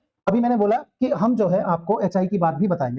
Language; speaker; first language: Hindi; native; Hindi